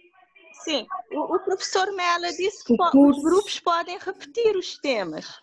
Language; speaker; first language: Portuguese; non-native, local second language; Kabuverdianu